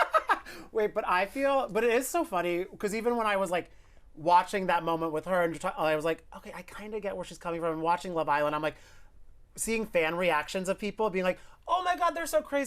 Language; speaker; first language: English; native; English